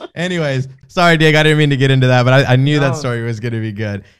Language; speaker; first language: English; native; English